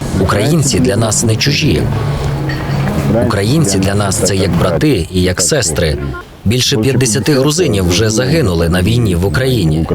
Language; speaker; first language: Ukrainian; non-native, fluent; Georgian